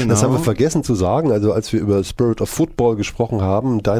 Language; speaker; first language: German; native; German